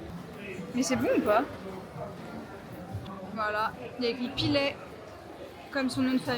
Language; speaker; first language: French; native; French